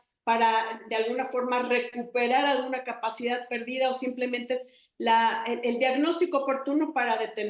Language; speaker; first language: Spanish; native; Spanish